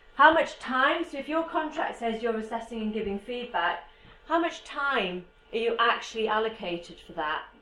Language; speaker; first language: English; native; English